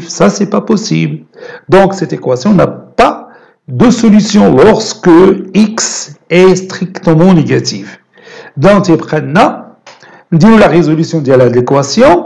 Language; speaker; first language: French; non-native, local second language; Arabic